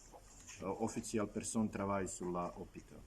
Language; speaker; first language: French; non-native, learner; Russian